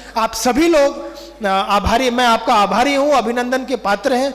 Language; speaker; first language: Hindi; non-native, local second language; Marathi